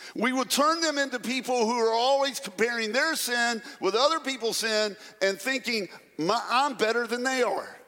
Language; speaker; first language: English; native; English